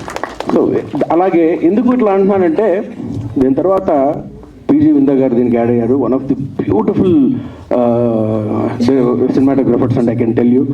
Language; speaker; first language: Telugu; native; Telugu